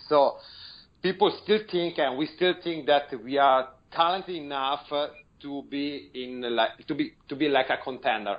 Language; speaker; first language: English; non-native, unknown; Italian